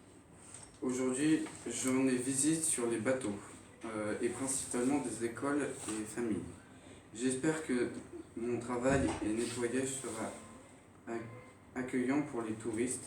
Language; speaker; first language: French; native; French